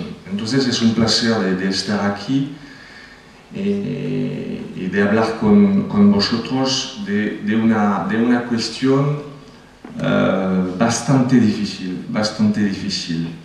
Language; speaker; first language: Spanish; non-native, fluent; French